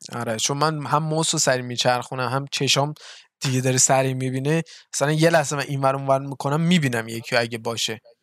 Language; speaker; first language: Persian; early bilingual, heritage; Persian